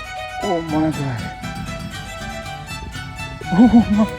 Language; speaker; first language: English; non-native, learner; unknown